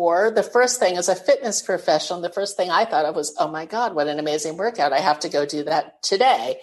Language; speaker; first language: English; native; English